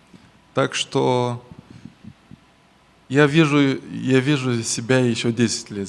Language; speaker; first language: Russian; non-native, local second language; Romanian